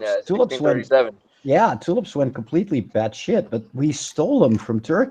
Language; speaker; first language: English; native; English